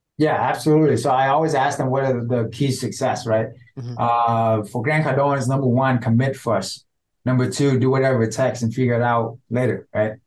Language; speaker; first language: English; non-native, fluent; Vietnamese